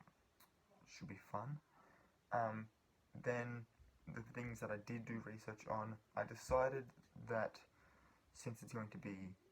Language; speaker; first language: English; native; English